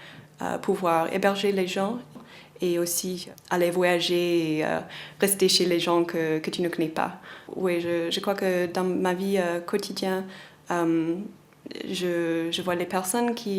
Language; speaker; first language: French; non-native, fluent; English